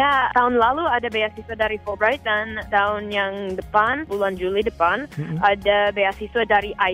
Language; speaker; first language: Indonesian; non-native, fluent; English